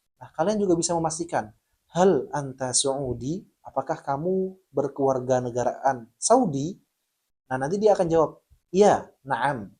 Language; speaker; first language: Indonesian; native; Indonesian